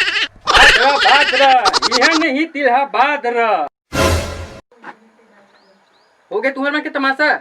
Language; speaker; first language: Hindi; non-native, local second language; Chhattisgarhi